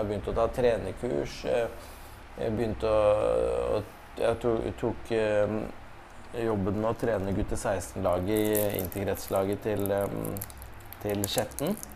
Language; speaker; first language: Norwegian; early bilingual, other home language; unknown